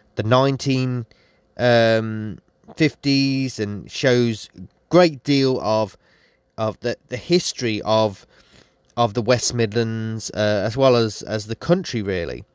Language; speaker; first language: English; native; English